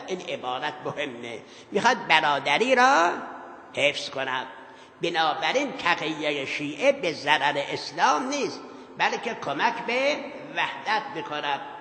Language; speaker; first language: Persian; non-native, local second language; Azerbaijani